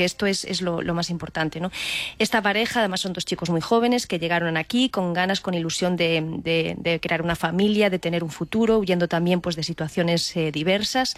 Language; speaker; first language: Spanish; native; Spanish